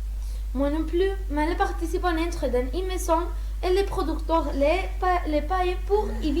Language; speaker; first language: French; non-native, learner; Spanish